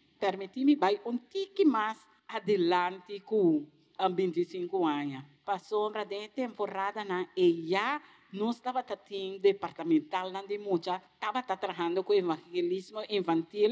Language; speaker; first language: Portuguese; non-native, learner; Papiamento